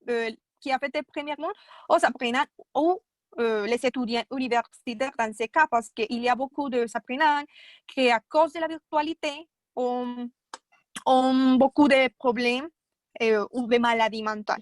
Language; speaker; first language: French; non-native, fluent; Spanish